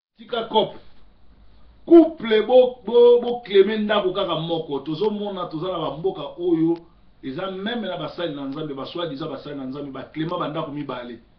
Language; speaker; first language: Lingala; native; Lingala